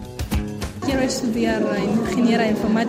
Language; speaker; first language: Spanish; non-native, learner; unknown